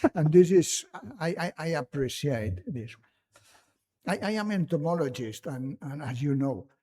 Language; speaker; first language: English; non-native, fluent; Catalan